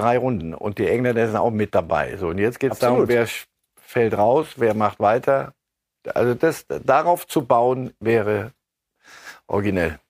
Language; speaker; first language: German; native; German